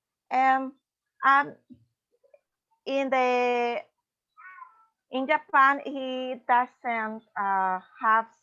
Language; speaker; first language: English; non-native, learner; Spanish